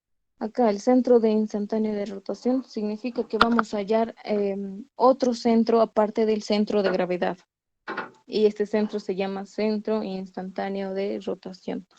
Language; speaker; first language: Spanish; native; Spanish